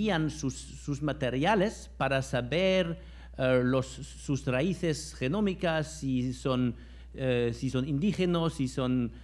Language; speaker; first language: Spanish; non-native, fluent; German